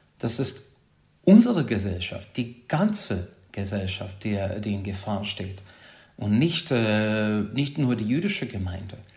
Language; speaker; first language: German; non-native, fluent; Hungarian